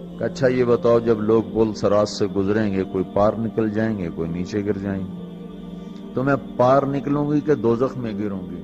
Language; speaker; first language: Urdu; non-native, local second language; Punjabi